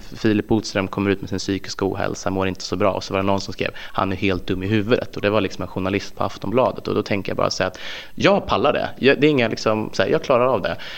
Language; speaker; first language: Swedish; native; Swedish